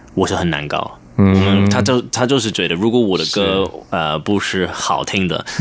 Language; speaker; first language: Chinese; non-native, learner; English